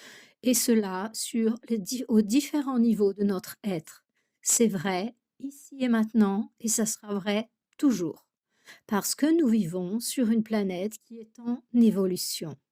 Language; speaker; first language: French; native; French